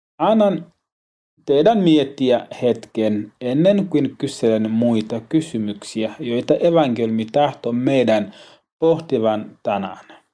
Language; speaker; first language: Finnish; non-native, learner; Swahili